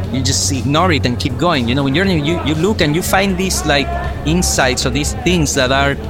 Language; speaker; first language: English; non-native, fluent; Spanish